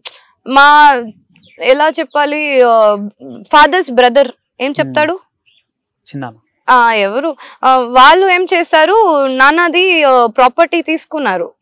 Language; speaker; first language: Telugu; non-native, local second language; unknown